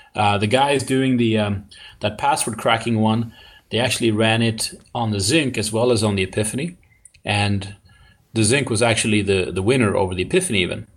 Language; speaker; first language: English; non-native, fluent; Swedish